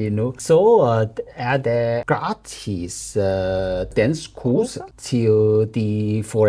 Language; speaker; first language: Danish; non-native, learner; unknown